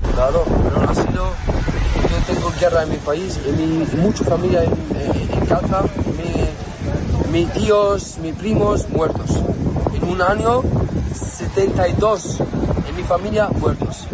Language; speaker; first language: Spanish; non-native, learner; Arabic